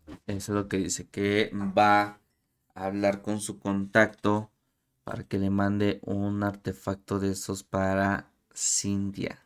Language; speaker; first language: Spanish; native; Spanish